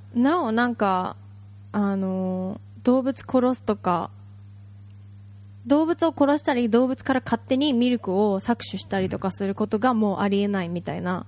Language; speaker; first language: Japanese; early bilingual, heritage; Japanese